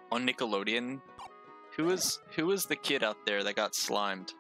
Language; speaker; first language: English; native; English